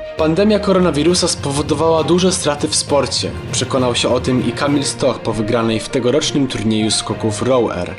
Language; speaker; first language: Polish; native; Polish